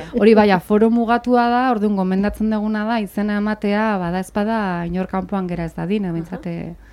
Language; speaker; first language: Basque; native; Basque